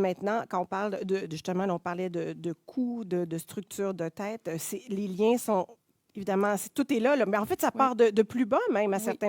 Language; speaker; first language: French; native; French